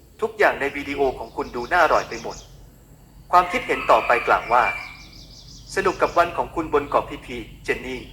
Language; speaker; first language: Thai; native; Thai